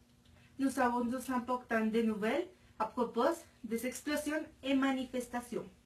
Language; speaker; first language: French; non-native, learner; Spanish